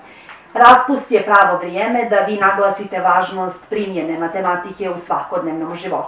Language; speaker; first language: Croatian; native; Croatian